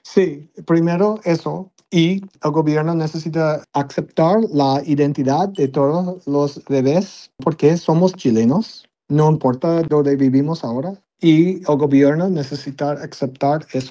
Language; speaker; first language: Spanish; non-native, learner; English